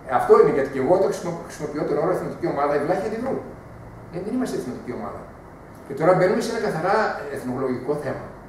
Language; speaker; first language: Greek; native; Greek